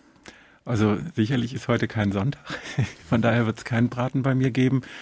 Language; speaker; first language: German; native; German